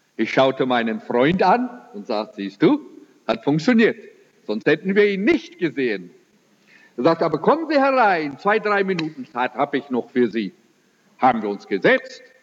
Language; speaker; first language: German; early bilingual, heritage; German